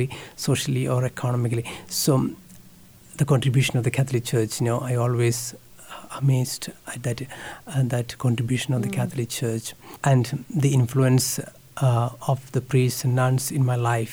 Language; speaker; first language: English; non-native, local second language; Malayalam